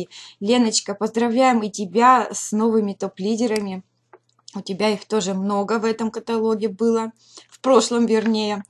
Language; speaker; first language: Russian; native; Russian